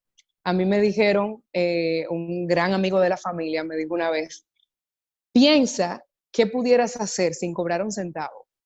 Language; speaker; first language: Spanish; native; Spanish